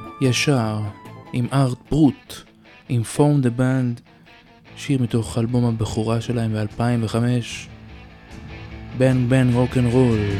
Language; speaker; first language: Hebrew; native; Hebrew